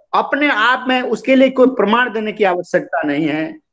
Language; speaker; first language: Hindi; non-native, local second language; Odia